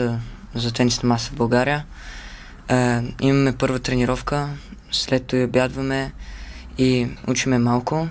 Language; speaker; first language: Bulgarian; early bilingual, heritage; Bulgarian